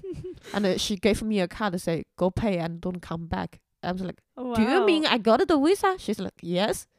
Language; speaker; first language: English; non-native, fluent; Chinese